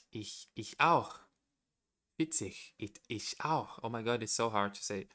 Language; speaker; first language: German; non-native, learner; Portuguese